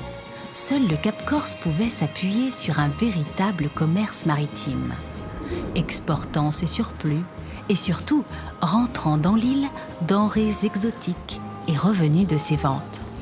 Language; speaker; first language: French; native; French